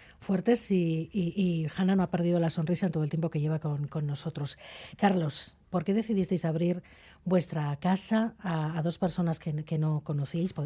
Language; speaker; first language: Spanish; native; Spanish